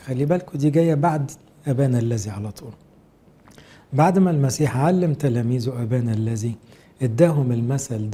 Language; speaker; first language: Arabic; native; Arabic